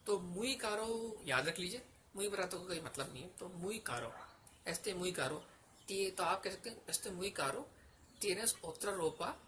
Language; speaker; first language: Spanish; non-native, learner; Hindi